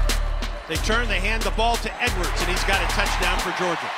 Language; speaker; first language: English; native; English